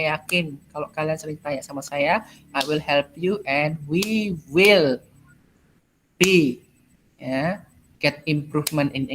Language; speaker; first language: English; non-native, learner; Indonesian